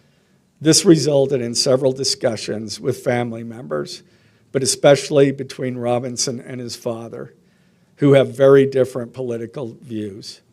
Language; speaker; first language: English; native; English